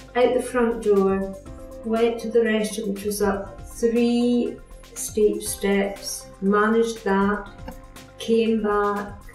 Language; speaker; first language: English; native; English